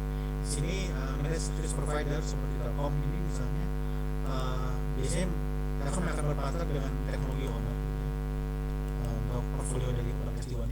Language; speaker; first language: Indonesian; native; Indonesian